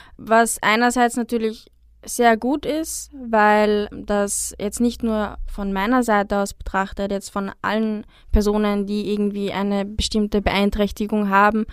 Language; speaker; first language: German; native; German